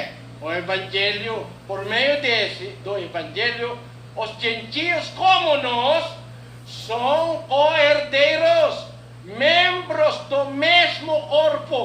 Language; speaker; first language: Portuguese; non-native, learner; Filipino